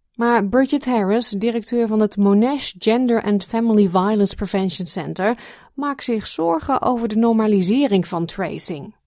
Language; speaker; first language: Dutch; native; Dutch